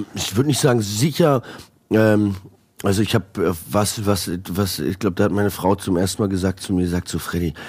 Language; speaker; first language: German; early bilingual, heritage; Croatian